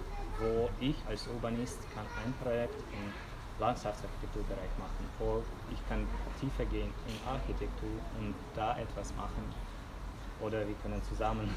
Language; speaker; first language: German; non-native, fluent; Russian